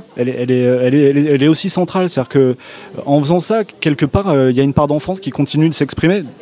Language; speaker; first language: French; native; French